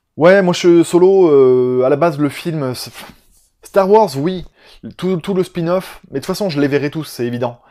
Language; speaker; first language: French; native; French